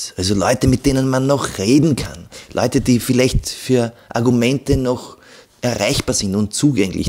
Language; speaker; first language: German; native; German